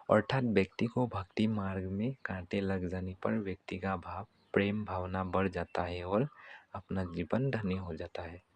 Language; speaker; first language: Hindi; non-native, local second language; Assamese